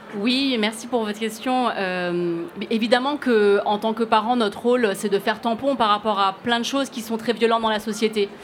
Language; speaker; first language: French; early bilingual, other home language; Cantonese